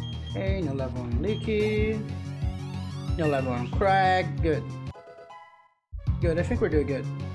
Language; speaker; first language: English; non-native, fluent; Portuguese